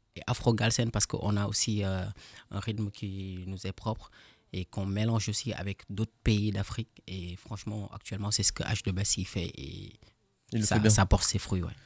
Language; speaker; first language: French; non-native, local second language; Wolof